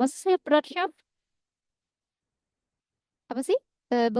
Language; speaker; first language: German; non-native, fluent; Indonesian